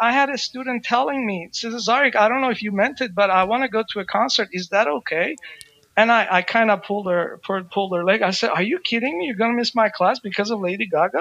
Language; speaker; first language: English; non-native, fluent; Persian